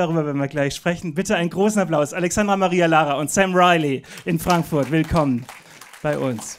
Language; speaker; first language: German; native; German